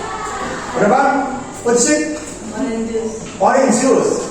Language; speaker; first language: English; non-native, learner; Indonesian